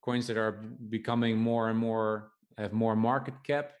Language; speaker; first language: English; non-native, fluent; Dutch